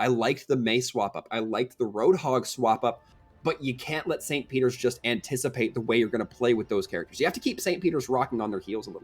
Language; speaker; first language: English; native; English